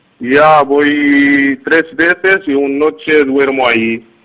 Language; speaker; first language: Spanish; non-native, learner; Arabic